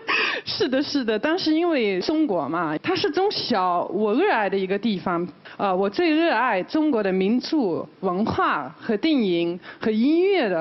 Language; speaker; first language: Chinese; non-native, fluent; German